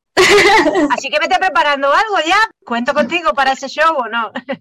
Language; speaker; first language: Spanish; native; Spanish